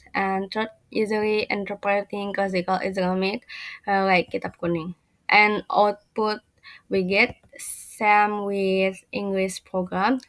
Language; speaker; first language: English; non-native, learner; Indonesian